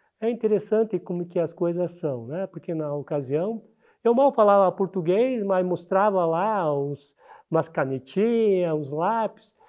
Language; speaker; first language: Portuguese; early bilingual, other home language; Chinese